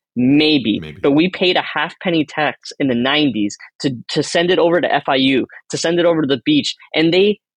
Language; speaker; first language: English; early bilingual, other home language; Spanish